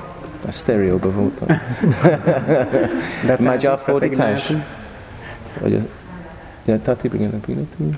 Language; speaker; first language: Hungarian; non-native, learner; English